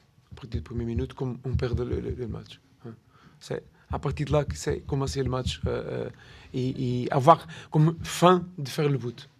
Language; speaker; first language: French; non-native, learner; Portuguese